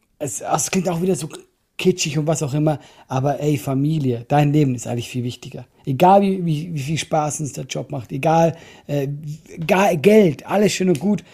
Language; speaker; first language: German; non-native, fluent; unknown